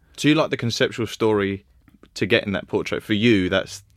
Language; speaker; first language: English; native; English